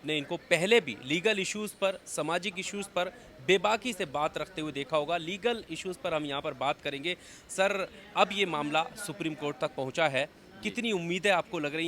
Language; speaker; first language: Hindi; native; Hindi